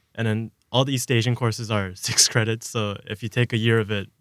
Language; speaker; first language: English; early bilingual, other home language; Korean